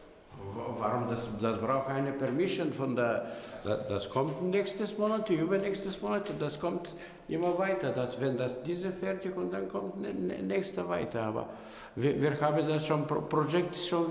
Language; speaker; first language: German; non-native, learner; Bulgarian